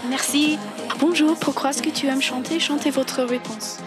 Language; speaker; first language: French; non-native, learner; English